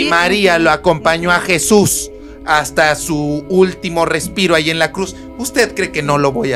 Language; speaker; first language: Spanish; native; Spanish